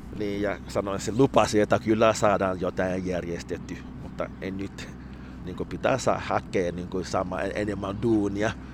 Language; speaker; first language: Finnish; non-native, fluent; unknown